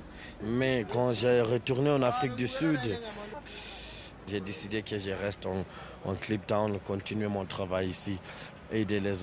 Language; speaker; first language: French; non-native, fluent; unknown